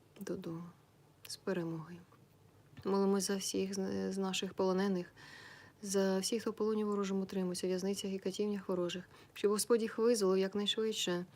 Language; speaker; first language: Ukrainian; native; Ukrainian